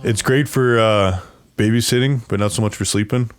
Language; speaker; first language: English; native; English